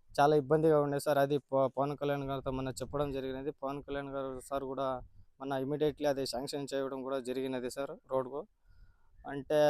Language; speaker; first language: Telugu; non-native, local second language; Kannada